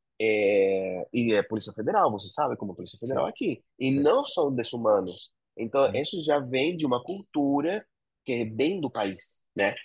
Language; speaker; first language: Portuguese; non-native, fluent; Spanish